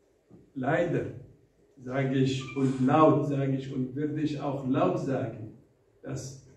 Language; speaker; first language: German; non-native, fluent; Arabic